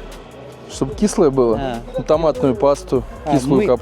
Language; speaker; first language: Russian; native; Russian